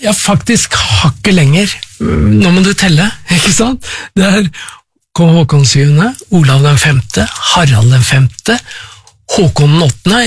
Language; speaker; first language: Norwegian; native; Norwegian